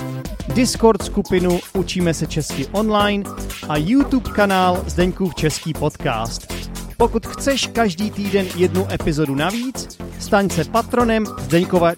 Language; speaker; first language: Czech; native; Czech